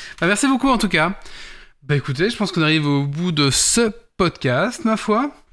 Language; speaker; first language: French; native; French